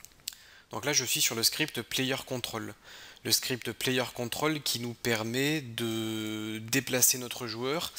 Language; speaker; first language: French; native; French